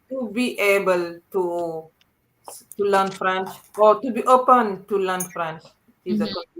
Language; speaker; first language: English; non-native, learner; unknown